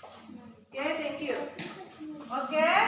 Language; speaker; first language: English; non-native, learner; Indonesian